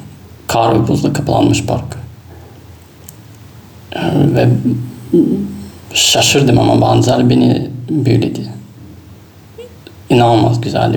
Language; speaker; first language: Turkish; non-native, fluent; Russian